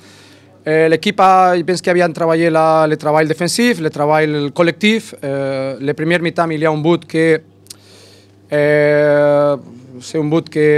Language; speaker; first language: French; non-native, learner; Spanish